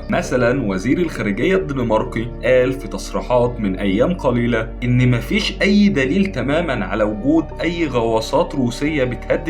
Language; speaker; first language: Arabic; native; Arabic